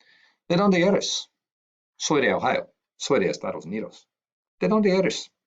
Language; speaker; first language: Spanish; non-native, fluent; English